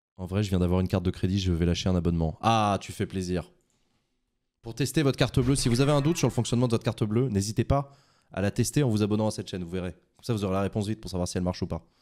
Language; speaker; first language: French; native; French